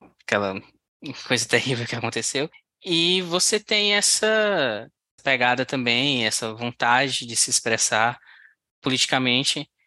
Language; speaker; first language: Portuguese; native; Portuguese